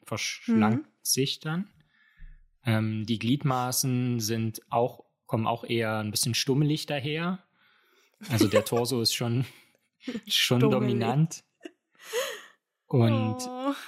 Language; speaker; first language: German; native; German